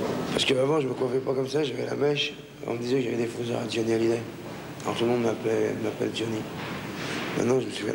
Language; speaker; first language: French; native; French